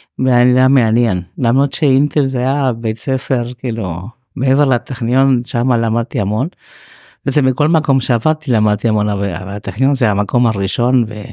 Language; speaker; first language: Hebrew; non-native, fluent; Spanish